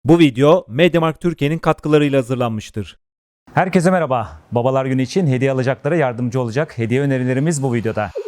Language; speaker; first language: Turkish; native; Turkish